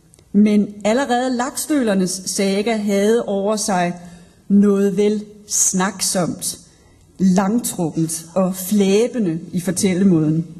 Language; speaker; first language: Danish; native; Danish